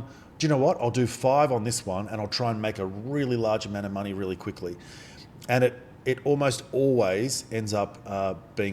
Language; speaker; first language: English; native; English